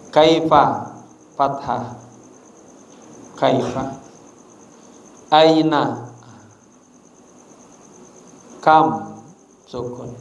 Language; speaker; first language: Arabic; non-native, fluent; Indonesian